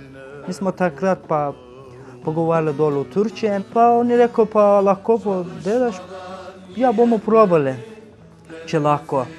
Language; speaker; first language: Slovenian; non-native, learner; Turkish